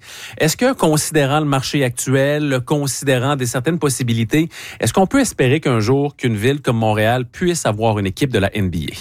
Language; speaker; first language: French; native; French